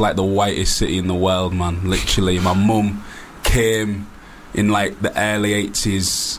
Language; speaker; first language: English; native; English